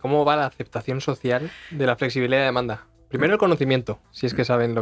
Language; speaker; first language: Spanish; native; Spanish